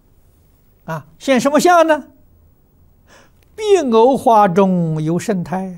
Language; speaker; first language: Chinese; native; Chinese